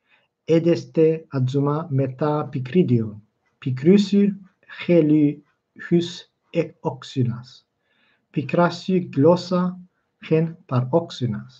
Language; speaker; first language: Greek; non-native, fluent; English